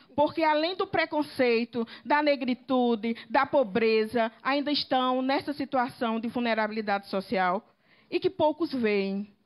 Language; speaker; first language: Portuguese; native; Portuguese